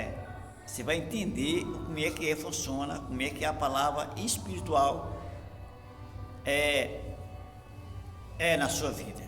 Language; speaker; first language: Portuguese; native; Portuguese